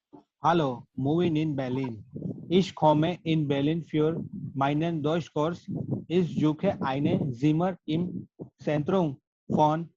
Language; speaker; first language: German; non-native, learner; Gujarati